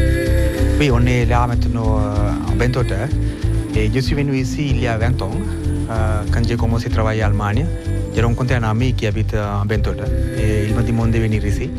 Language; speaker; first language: French; non-native, fluent; Sinhala